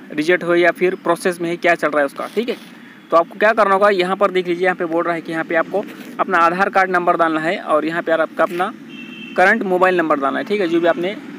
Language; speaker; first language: Hindi; non-native, local second language; Marathi